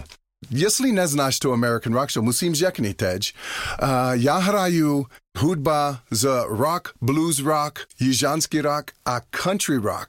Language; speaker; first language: Czech; non-native, learner; English